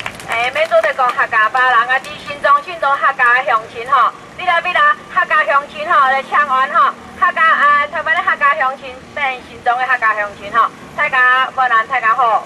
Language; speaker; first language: Chinese; non-native, local second language; Min Nan Chinese